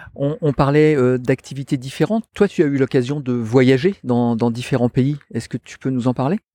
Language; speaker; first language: French; native; French